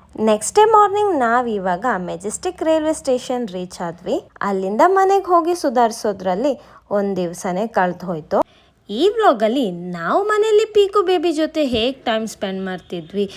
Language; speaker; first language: Kannada; non-native, local second language; Tulu